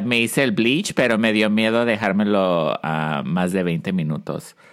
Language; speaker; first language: Spanish; early bilingual, heritage; Spanish